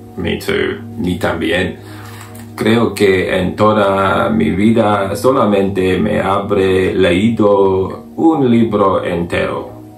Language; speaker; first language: Spanish; non-native, learner; English